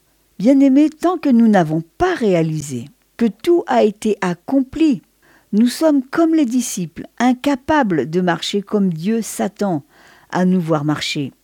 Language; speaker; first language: French; native; French